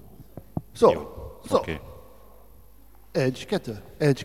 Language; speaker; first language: Hungarian; non-native, learner; English